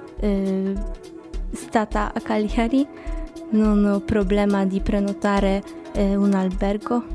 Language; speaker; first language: Italian; non-native, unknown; Polish